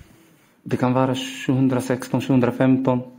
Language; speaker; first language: Swedish; non-native, learner; Arabic